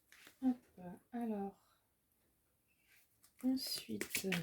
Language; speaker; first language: French; native; French